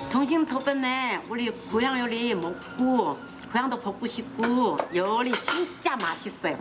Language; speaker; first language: Korean; non-native, learner; Chinese